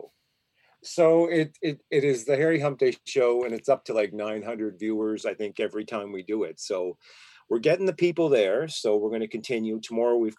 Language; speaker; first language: English; native; English